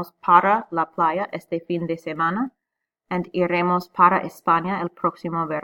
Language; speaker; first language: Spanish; non-native, fluent; English